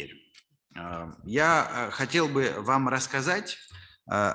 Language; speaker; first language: Russian; non-native, fluent; French